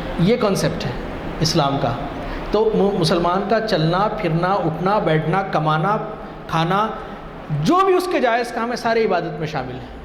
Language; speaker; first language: Urdu; non-native, local second language; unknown